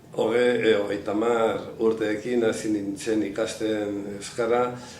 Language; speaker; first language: Basque; non-native, local second language; Spanish